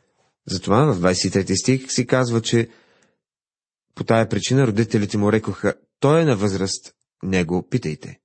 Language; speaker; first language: Bulgarian; native; Bulgarian